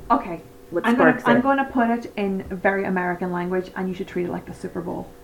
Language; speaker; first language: English; native; English